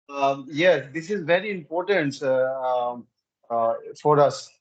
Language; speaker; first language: English; non-native, learner; Hindi